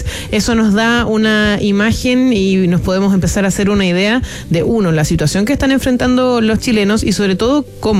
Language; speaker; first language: Spanish; native; Spanish